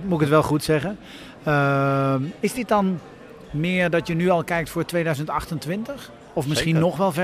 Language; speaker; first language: Dutch; native; Dutch